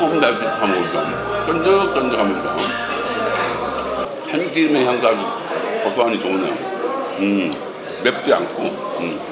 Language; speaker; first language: Korean; native; Korean